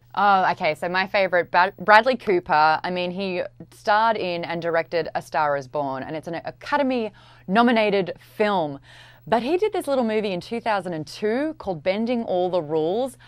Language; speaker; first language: English; native; English